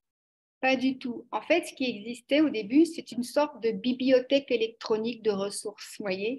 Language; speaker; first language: French; native; French